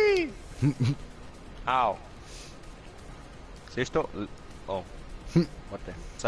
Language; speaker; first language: German; native; German